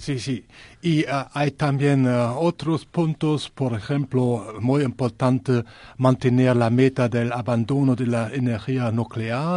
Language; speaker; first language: Spanish; non-native, learner; German